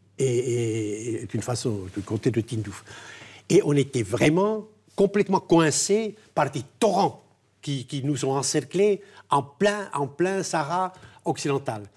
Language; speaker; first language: French; non-native, local second language; German